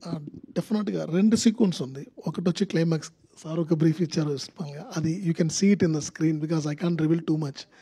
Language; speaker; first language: Telugu; non-native, learner; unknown